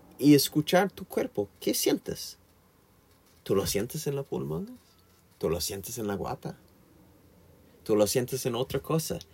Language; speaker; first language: Spanish; non-native, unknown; English